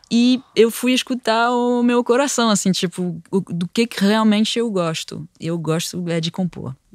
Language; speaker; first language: Portuguese; non-native, fluent; French